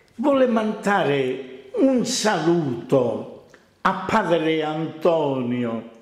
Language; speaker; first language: Italian; native; Italian